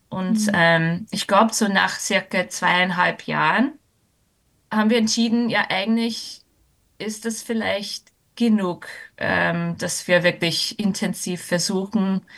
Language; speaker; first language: German; non-native, fluent; English